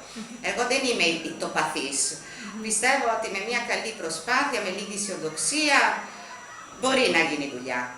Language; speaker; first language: Greek; non-native, fluent; Italian